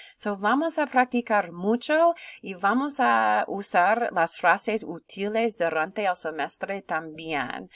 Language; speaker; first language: Spanish; non-native, fluent; English